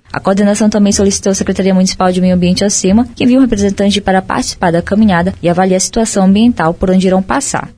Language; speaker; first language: Portuguese; native; Portuguese